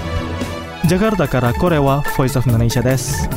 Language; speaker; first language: Japanese; non-native, fluent; Indonesian